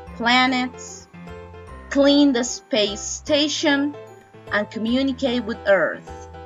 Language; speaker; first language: English; non-native, fluent; Spanish